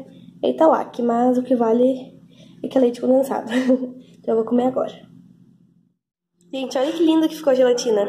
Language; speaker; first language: Portuguese; native; Portuguese